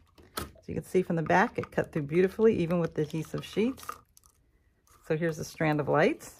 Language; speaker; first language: English; native; English